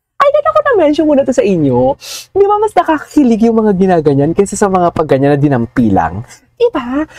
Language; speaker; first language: Filipino; non-native, local second language; Hiligaynon